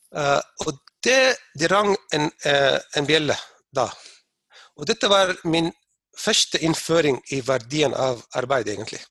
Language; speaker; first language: Norwegian; non-native, fluent; Arabic